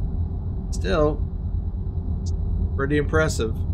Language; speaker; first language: English; native; English